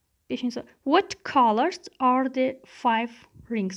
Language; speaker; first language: English; non-native, fluent; Azerbaijani